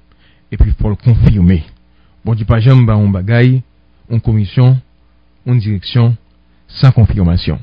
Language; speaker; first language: French; non-native, local second language; Haitian Creole